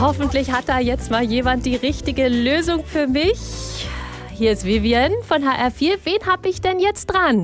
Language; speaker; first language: German; native; German